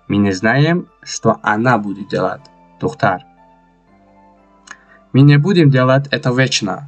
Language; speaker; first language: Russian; non-native, local second language; Tajik